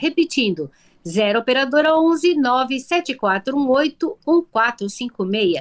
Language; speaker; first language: Portuguese; native; Portuguese